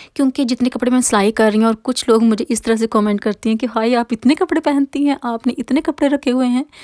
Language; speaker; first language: Urdu; non-native, local second language; Punjabi